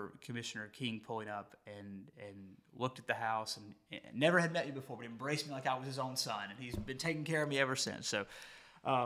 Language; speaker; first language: English; native; English